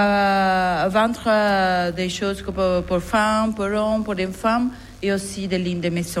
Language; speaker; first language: French; non-native, fluent; Spanish